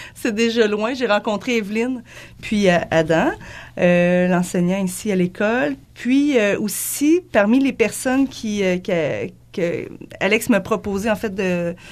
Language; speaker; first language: French; native; French